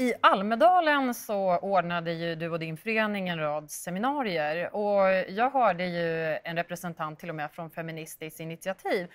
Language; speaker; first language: Swedish; native; Swedish